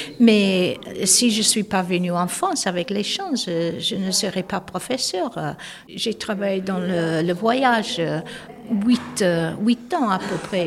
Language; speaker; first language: French; non-native, fluent; English